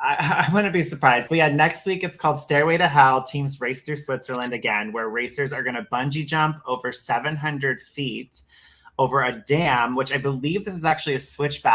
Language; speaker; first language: English; native; English